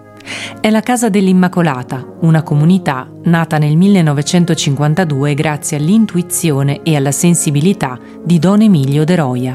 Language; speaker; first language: Italian; native; Italian